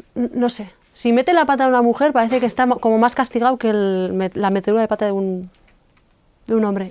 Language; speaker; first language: Spanish; non-native, local second language; Basque